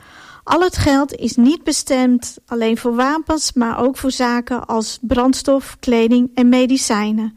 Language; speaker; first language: Dutch; non-native, fluent; Ukrainian